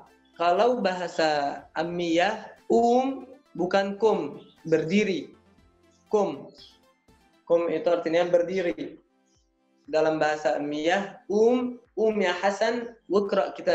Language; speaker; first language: Indonesian; non-native, learner; Arabic